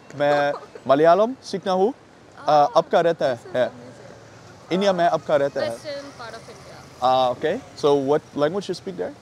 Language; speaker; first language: Hindi; non-native, learner; Dutch